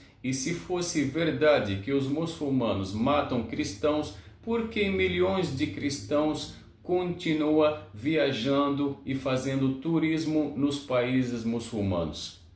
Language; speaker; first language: Portuguese; non-native, learner; Arabic